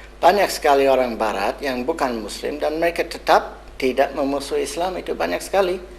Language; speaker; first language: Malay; non-native, fluent; English